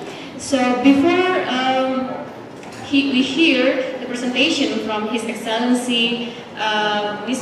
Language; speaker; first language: English; non-native, fluent; Indonesian